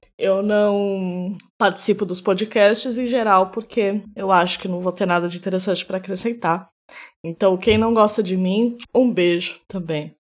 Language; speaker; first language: Portuguese; native; Portuguese